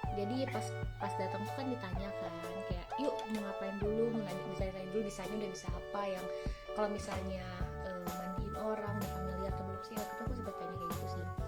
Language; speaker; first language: Indonesian; native; Indonesian